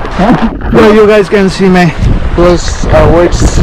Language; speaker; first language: English; non-native, learner; Nepali